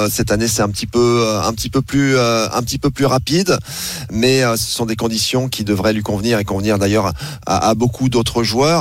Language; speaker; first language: French; native; French